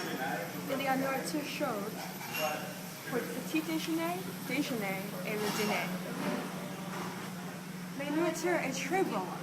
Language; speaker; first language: French; non-native, learner; English